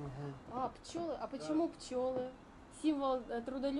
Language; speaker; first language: Russian; native; Russian